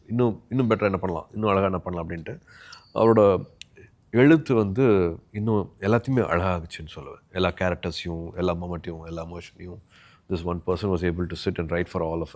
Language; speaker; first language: Tamil; native; Tamil